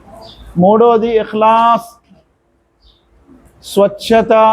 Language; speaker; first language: Telugu; non-native, local second language; Urdu